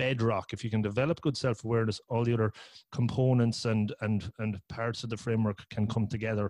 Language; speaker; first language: English; native; English